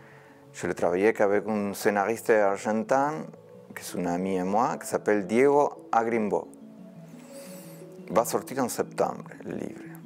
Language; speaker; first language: French; non-native, fluent; Spanish